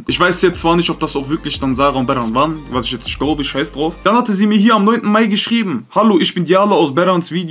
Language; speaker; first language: German; early bilingual, other home language; Turkish